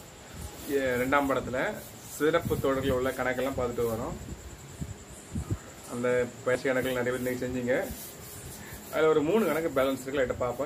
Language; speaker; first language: Tamil; native; Tamil